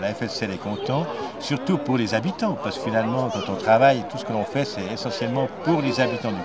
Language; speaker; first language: French; native; French